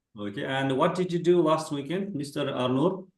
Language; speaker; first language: English; non-native, fluent; Kazakh